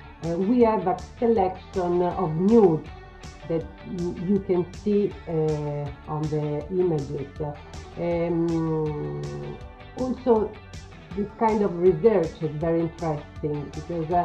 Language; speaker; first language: English; non-native, learner; Italian